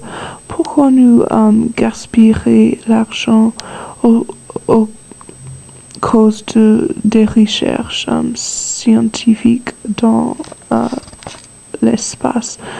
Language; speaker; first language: French; non-native, learner; English